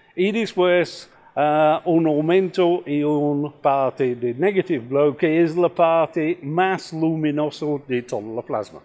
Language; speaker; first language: Spanish; non-native, fluent; English